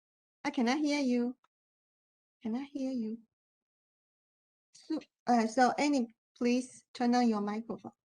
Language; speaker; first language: English; non-native, fluent; Chinese